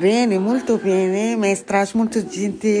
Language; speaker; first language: Italian; non-native, learner; Arabic